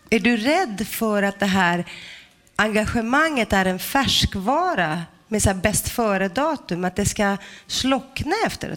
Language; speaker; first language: Swedish; native; Swedish